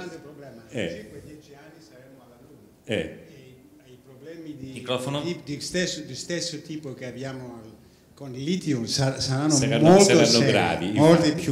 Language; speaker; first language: Italian; non-native, fluent; Greek